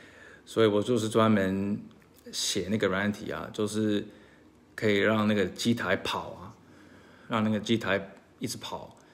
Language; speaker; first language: Chinese; early bilingual, heritage; Chinese